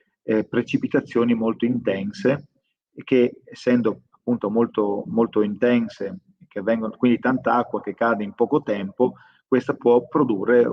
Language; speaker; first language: Italian; native; Italian